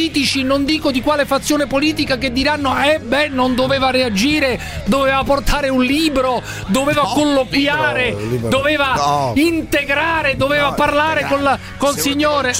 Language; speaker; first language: Italian; native; Italian